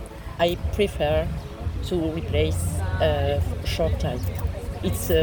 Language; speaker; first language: English; non-native, learner; French